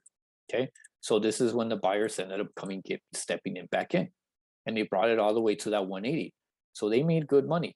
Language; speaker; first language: English; native; English